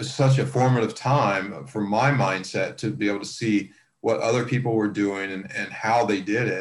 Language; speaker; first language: English; native; English